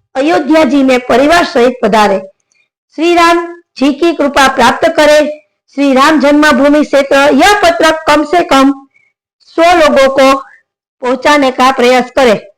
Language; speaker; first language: Hindi; non-native, local second language; Gujarati